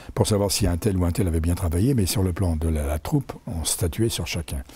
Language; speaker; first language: French; native; French